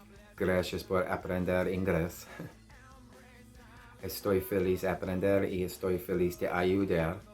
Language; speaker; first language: Spanish; non-native, learner; English